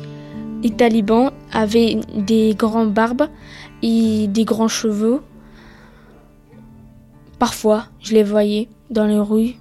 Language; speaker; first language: French; early bilingual, other home language; Pashto